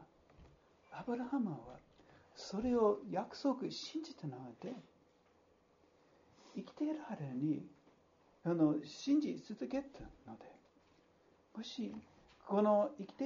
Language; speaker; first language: Japanese; non-native, fluent; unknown